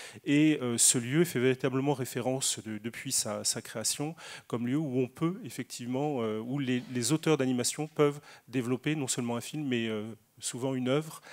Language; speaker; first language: French; native; French